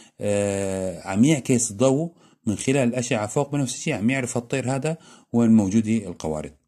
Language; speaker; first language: Arabic; native; Arabic